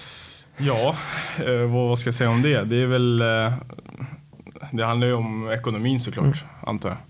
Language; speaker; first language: Swedish; native; Swedish